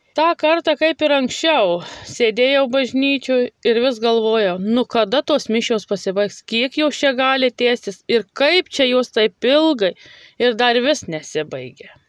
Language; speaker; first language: Lithuanian; native; Lithuanian